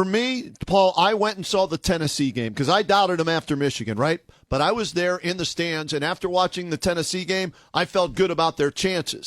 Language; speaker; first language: English; native; English